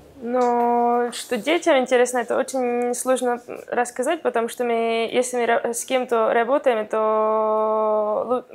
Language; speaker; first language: Russian; non-native, learner; Estonian